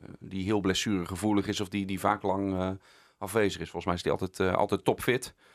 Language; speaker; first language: Dutch; native; Dutch